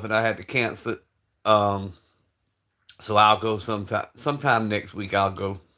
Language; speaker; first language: English; native; English